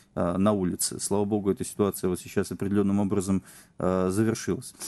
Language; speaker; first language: Russian; native; Russian